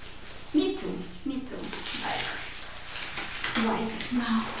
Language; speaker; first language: English; non-native, learner; Russian